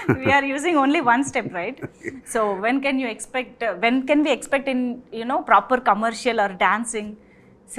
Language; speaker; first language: English; non-native, local second language; Telugu